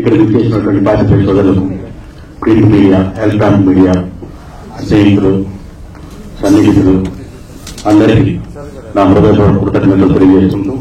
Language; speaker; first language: Telugu; native; Telugu